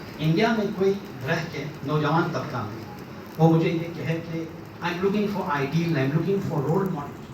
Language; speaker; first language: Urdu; non-native, fluent; English